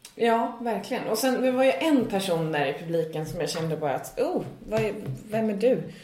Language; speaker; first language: Swedish; native; Swedish